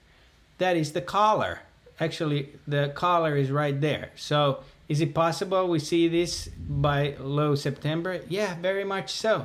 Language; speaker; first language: English; native; English